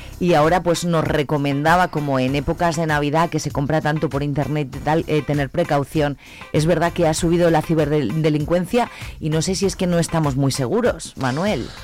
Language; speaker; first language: Spanish; native; Spanish